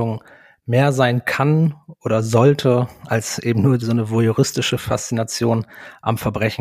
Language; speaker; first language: German; native; German